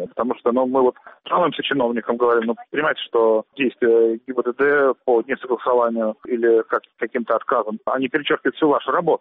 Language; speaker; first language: Russian; native; Russian